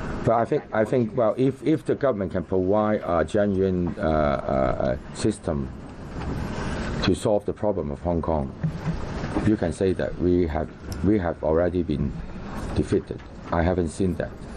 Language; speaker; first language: English; non-native, local second language; Cantonese